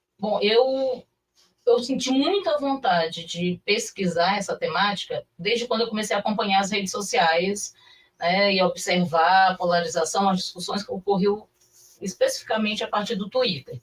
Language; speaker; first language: Portuguese; native; Portuguese